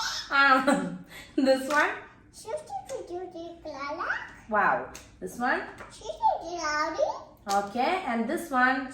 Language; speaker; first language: English; non-native, local second language; Malayalam